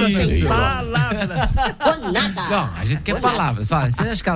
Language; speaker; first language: Portuguese; native; Portuguese